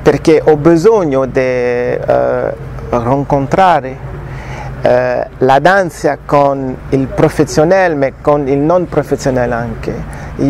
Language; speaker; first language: Italian; non-native, learner; French